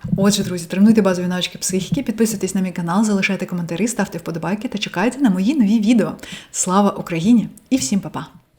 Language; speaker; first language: Ukrainian; non-native, local second language; Russian